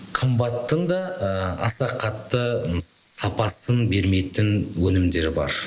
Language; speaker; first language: Kazakh; native; Kazakh